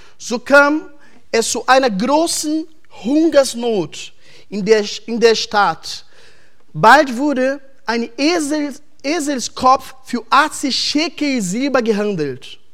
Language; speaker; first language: German; non-native, fluent; Portuguese